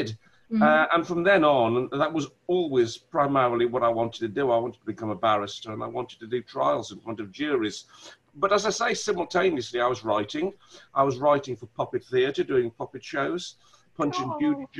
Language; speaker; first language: English; native; English